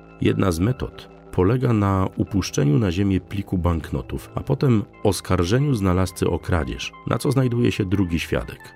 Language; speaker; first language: Polish; native; Polish